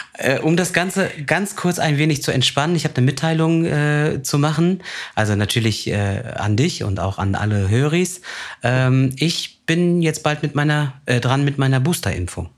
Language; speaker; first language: German; early bilingual, other home language; Turkish